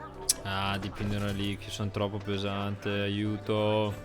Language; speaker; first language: Italian; native; Italian